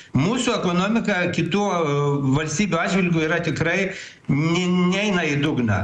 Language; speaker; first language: Lithuanian; native; Lithuanian